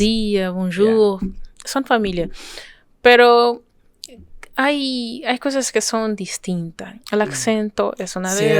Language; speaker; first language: Spanish; non-native, fluent; French